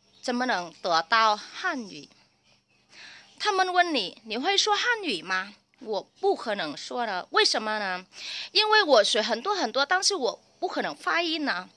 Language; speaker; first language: Chinese; non-native, fluent; Vietnamese